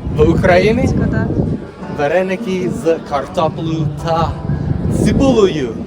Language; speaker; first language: Ukrainian; non-native, learner; English